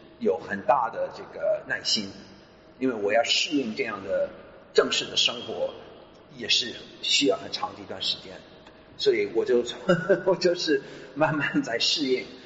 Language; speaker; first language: Chinese; non-native, fluent; English